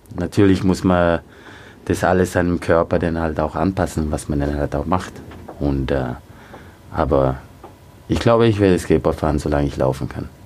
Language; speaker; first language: German; early bilingual, other home language; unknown